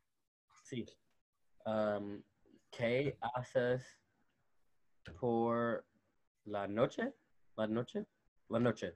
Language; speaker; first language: Spanish; non-native, learner; English